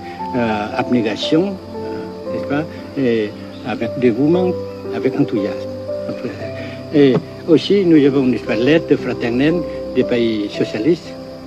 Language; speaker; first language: French; non-native, fluent; Vietnamese